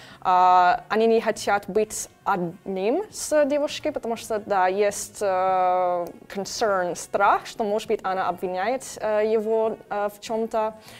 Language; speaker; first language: Russian; non-native, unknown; English